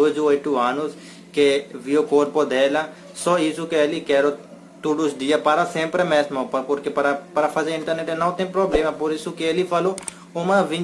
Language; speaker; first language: Portuguese; non-native, learner; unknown